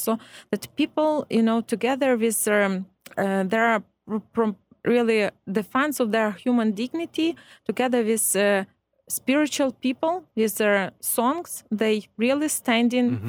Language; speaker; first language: English; non-native, fluent; Ukrainian